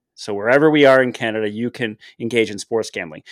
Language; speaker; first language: English; native; English